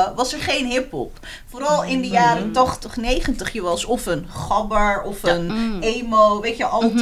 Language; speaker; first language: Dutch; early bilingual, other home language; Arabic